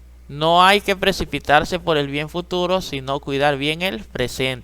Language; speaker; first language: Spanish; native; Spanish